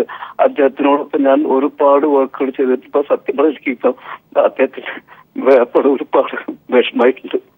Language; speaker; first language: Malayalam; native; Malayalam